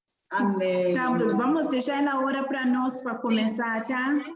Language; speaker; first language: Portuguese; native; Portuguese